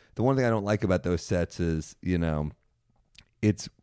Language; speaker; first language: English; native; English